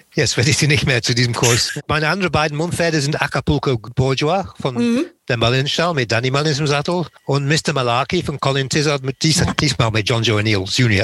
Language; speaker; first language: German; non-native, fluent; English